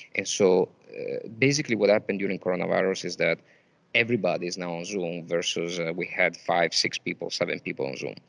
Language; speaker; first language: English; non-native, fluent; Italian